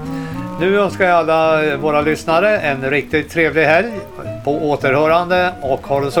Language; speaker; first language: Swedish; native; Swedish